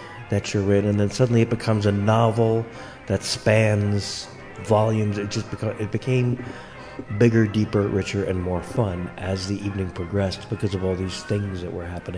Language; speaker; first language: English; native; English